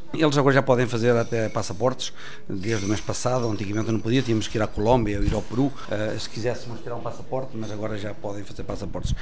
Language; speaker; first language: Portuguese; native; Portuguese